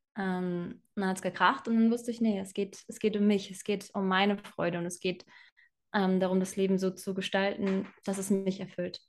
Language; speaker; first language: German; native; German